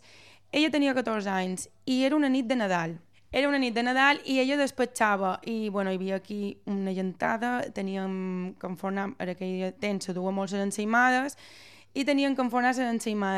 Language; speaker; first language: Catalan; native; Catalan